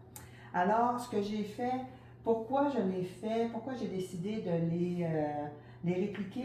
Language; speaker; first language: French; native; French